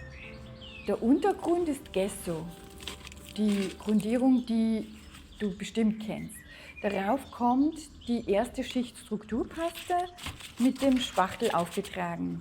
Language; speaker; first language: German; native; German